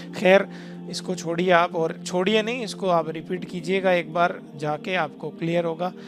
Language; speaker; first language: Urdu; native; Urdu